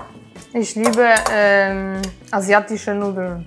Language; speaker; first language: German; non-native, learner; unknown